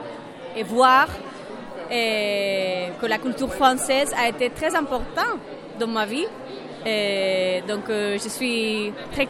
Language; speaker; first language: French; non-native, learner; Spanish